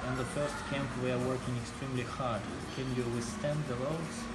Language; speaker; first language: English; non-native, fluent; Russian